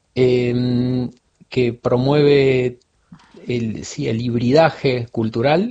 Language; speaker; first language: Spanish; native; Spanish